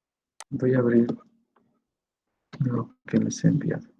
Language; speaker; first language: Spanish; native; Spanish